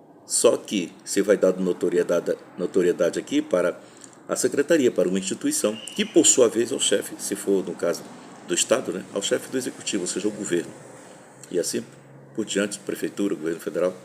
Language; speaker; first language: Portuguese; native; Portuguese